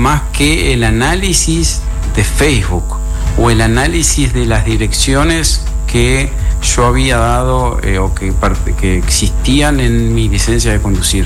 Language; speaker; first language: Spanish; native; Spanish